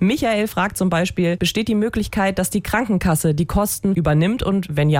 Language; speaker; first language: German; native; German